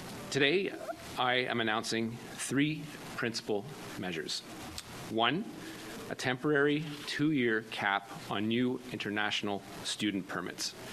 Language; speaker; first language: English; native; English